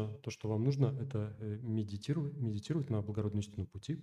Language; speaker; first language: Russian; native; Russian